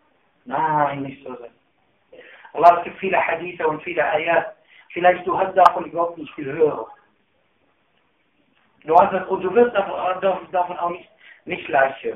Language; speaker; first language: German; non-native, fluent; Arabic